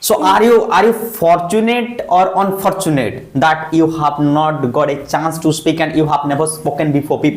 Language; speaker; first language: English; non-native, fluent; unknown